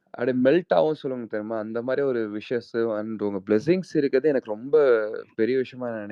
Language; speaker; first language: Tamil; native; Tamil